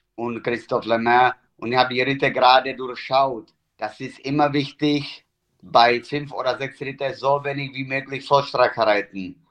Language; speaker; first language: German; non-native, fluent; Italian